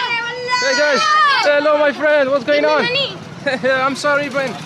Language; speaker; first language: English; non-native, learner; French